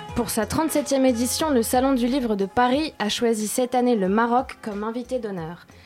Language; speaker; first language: French; native; French